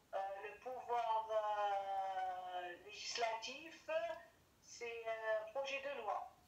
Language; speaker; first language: French; non-native, learner; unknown